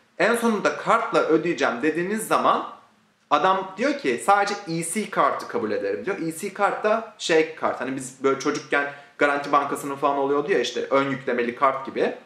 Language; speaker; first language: Turkish; native; Turkish